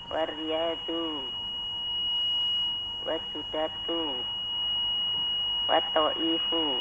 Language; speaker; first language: Arabic; non-native, learner; Indonesian